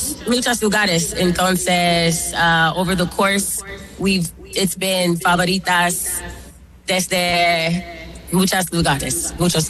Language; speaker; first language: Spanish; non-native, learner; English